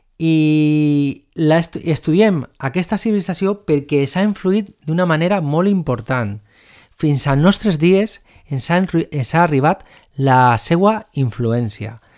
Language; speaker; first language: Catalan; non-native, local second language; Spanish